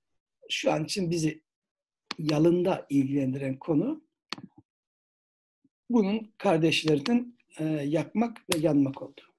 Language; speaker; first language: Turkish; native; Turkish